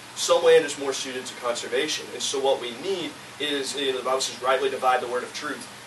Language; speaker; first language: English; native; English